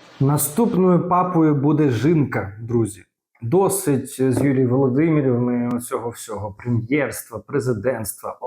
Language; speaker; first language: Ukrainian; native; Ukrainian